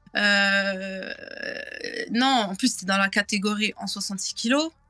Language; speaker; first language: French; native; French